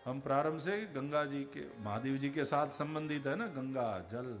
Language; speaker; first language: Hindi; non-native, local second language; Gujarati